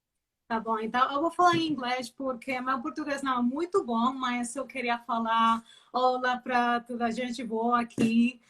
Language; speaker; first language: Portuguese; non-native, learner; Spanish